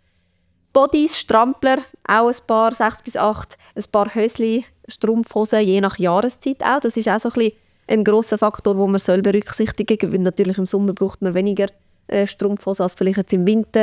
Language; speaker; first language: German; native; German